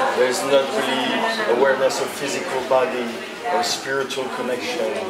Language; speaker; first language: English; non-native, fluent; French